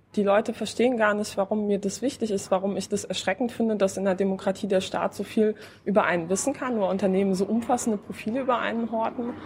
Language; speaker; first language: German; non-native, fluent; Polish